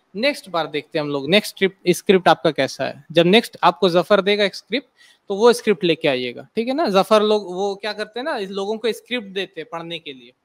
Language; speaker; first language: Hindi; native; Hindi